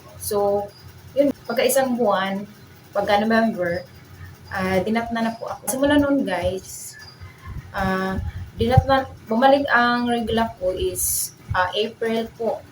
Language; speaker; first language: Filipino; non-native, local second language; Cebuano